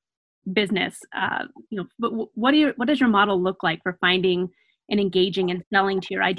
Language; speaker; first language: English; native; English